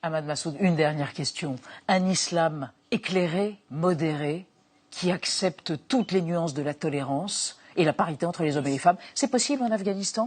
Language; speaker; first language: French; native; French